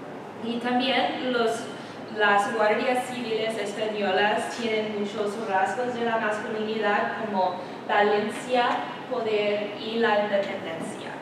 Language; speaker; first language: Spanish; non-native, learner; English